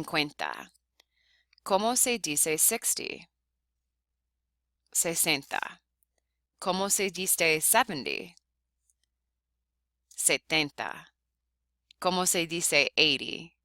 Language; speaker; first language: Spanish; non-native, fluent; English